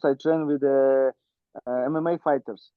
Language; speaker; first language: English; non-native, learner; Russian